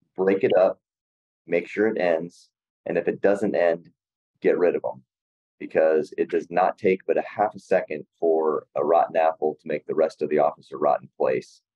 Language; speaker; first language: English; native; English